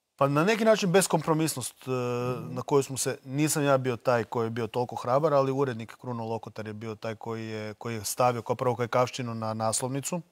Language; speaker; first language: Croatian; native; Croatian